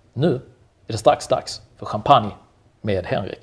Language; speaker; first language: Swedish; native; Swedish